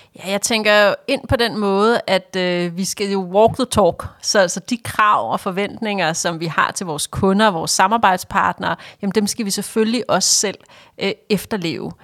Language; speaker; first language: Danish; native; Danish